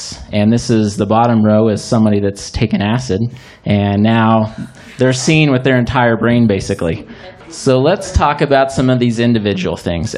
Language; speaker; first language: English; native; English